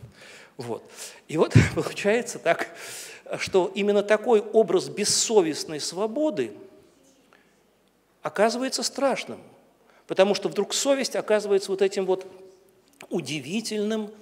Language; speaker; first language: Russian; native; Russian